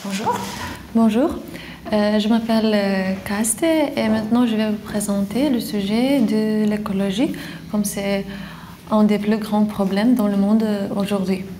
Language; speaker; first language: French; non-native, fluent; Lithuanian